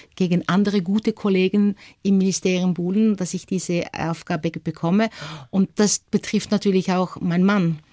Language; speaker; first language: German; native; German